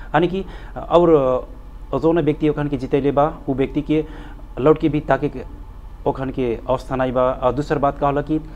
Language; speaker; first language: Bhojpuri; native; Bhojpuri